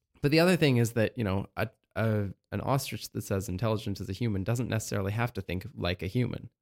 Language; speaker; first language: English; native; English